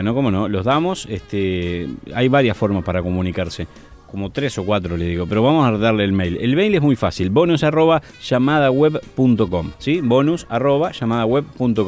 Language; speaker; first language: Spanish; native; Spanish